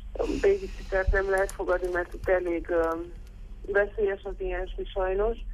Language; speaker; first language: Hungarian; native; Hungarian